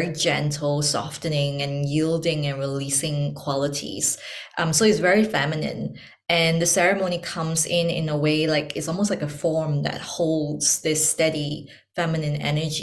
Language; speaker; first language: English; non-native, local second language; Chinese